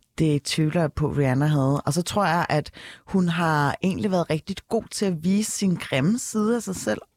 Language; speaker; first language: Danish; early bilingual, other home language; Turkish